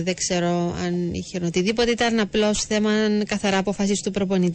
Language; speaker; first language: Greek; native; Greek